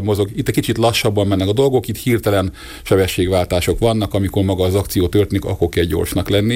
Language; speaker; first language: Hungarian; native; Hungarian